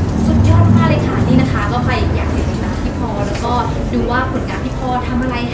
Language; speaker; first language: Thai; native; Thai